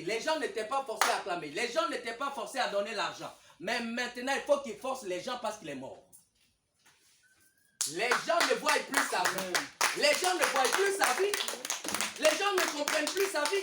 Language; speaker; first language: French; non-native, local second language; Lingala